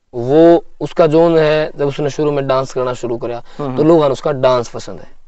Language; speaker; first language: Hindi; native; Hindi